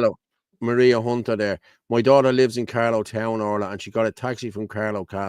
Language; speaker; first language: English; native; English